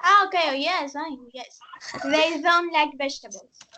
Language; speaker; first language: English; non-native, learner; Spanish